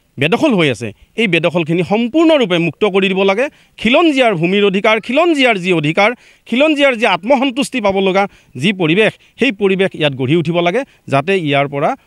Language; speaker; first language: Assamese; native; Assamese